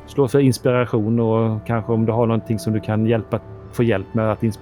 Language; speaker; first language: Swedish; native; Swedish